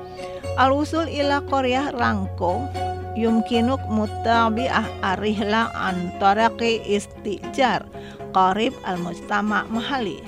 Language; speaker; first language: Arabic; non-native, fluent; Indonesian